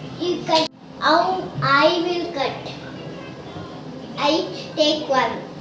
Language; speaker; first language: English; non-native, learner; Kannada